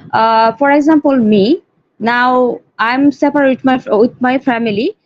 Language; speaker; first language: English; non-native, learner; Bangla